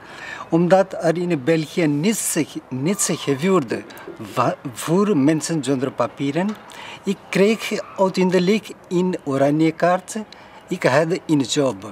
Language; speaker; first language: Dutch; non-native, learner; Nepali